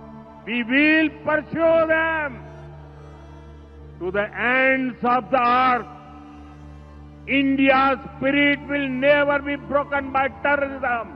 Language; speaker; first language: English; non-native, local second language; Gujarati